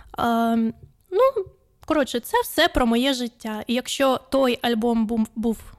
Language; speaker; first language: Ukrainian; non-native, local second language; Russian